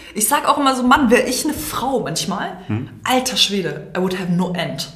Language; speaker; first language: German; early bilingual, other home language; Serbian